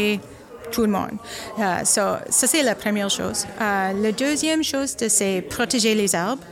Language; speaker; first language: French; non-native, local second language; English